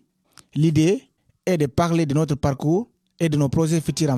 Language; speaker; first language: French; non-native, learner; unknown